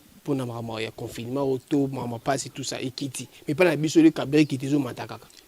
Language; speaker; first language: Lingala; native; Lingala